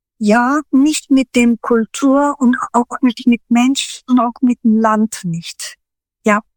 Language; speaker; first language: German; early bilingual, other home language; Turkish